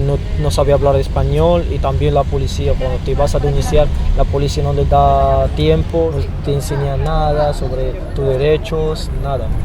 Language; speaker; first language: Spanish; non-native, fluent; Arabic